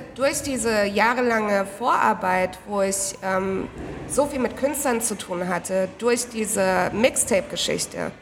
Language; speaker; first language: German; native; German